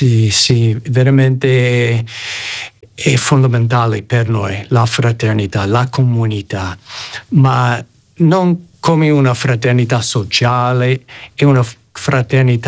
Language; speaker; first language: Italian; non-native, fluent; English